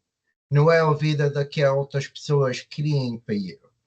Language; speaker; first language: Portuguese; early bilingual, heritage; Portuguese